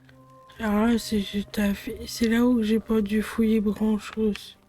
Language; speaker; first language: French; native; French